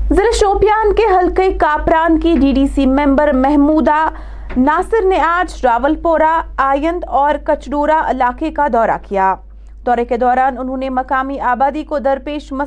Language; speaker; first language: Urdu; non-native, local second language; Kashmiri